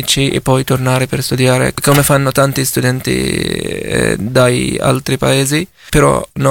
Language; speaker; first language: Italian; non-native, fluent; Arabic